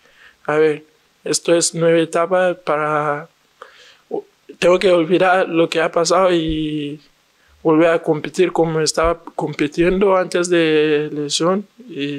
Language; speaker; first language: Spanish; non-native, learner; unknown